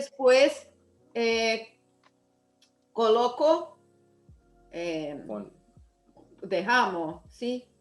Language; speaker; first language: Spanish; non-native, learner; Portuguese